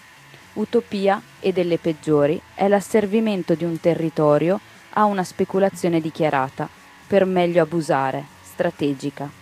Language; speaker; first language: Italian; native; Italian